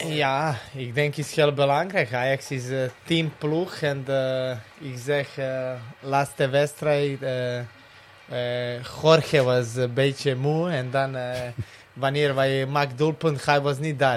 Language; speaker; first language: Dutch; non-native, learner; Serbian